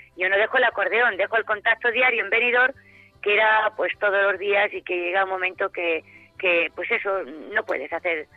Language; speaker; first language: Spanish; native; Spanish